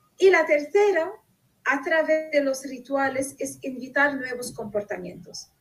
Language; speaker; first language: Spanish; non-native, fluent; Arabic